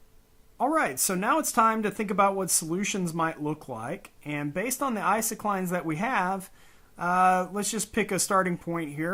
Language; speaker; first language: English; native; English